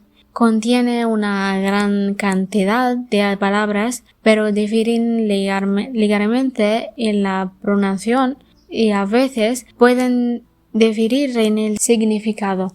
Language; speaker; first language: Spanish; non-native, learner; Arabic